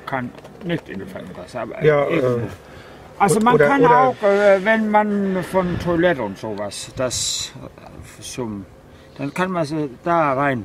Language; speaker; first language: German; non-native, learner; Danish